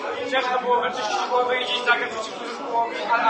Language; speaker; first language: Polish; native; Polish